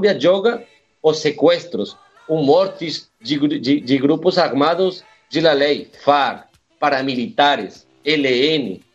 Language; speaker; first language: Portuguese; non-native, learner; Spanish